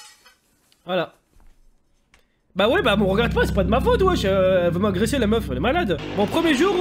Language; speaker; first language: French; native; French